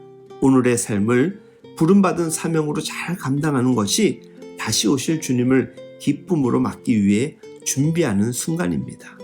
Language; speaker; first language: Korean; native; Korean